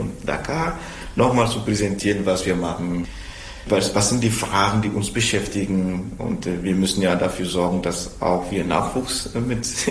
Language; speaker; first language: German; non-native, fluent; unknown